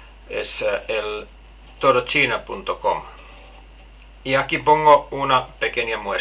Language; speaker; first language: Spanish; non-native, fluent; Finnish